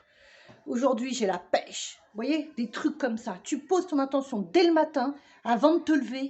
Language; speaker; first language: French; native; French